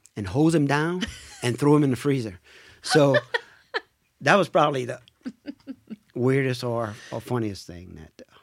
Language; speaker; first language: English; native; English